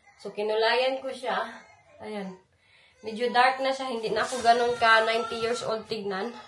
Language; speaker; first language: Filipino; non-native, local second language; Hiligaynon